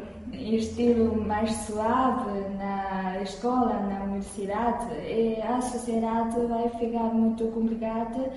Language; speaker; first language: Portuguese; non-native, fluent; Chinese